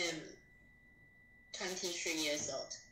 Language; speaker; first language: English; non-native, learner; Chinese